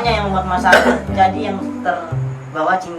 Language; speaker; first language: Indonesian; non-native, local second language; Javanese